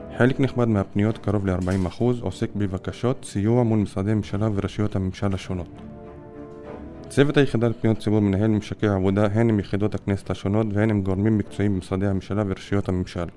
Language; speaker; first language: Hebrew; non-native, local second language; Arabic